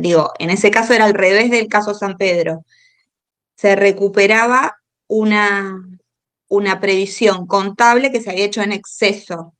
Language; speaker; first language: Spanish; native; Spanish